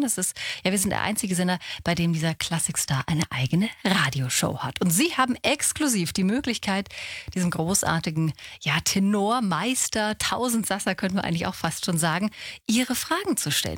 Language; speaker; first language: German; native; German